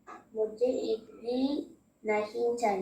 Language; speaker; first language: Hindi; non-native, local second language; Tamil